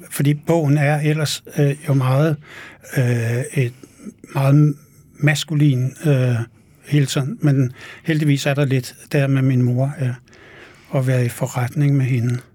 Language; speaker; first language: Danish; native; Danish